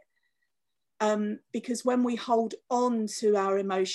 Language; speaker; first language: English; native; English